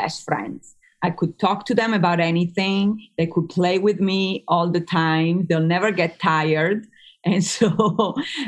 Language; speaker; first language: English; non-native, fluent; Italian